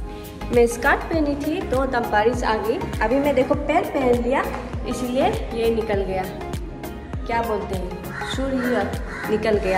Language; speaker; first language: Hindi; non-native, local second language; Assamese